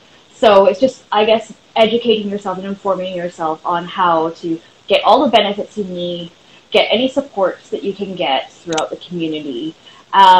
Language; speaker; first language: English; native; English